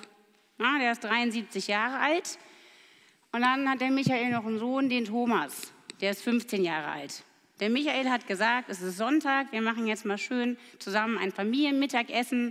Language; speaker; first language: German; native; German